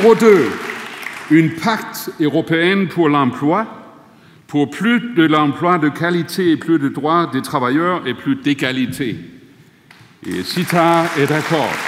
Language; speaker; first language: French; non-native, fluent; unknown